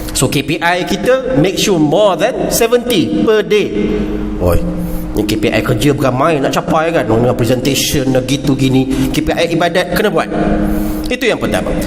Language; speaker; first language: Malay; native; Malay